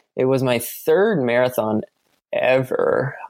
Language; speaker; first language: English; native; English